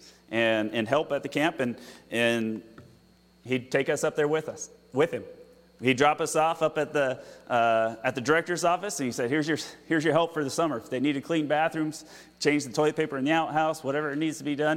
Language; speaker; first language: English; native; English